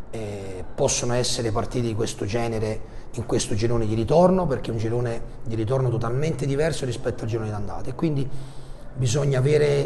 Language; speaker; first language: Italian; native; Italian